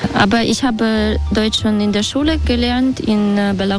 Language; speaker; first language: German; non-native, fluent; Russian